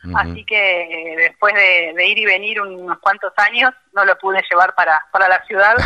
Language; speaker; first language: Spanish; native; Spanish